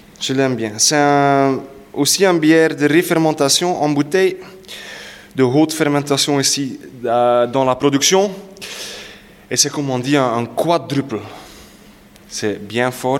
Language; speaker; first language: French; non-native, local second language; Dutch